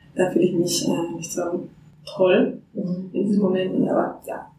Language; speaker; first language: German; non-native, fluent; Finnish